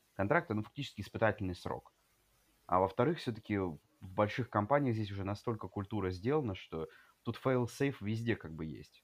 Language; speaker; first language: Russian; native; Russian